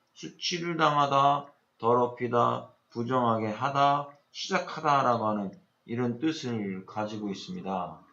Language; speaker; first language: Korean; native; Korean